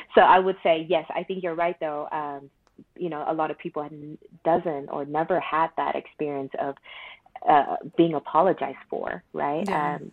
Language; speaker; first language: English; non-native, local second language; Chinese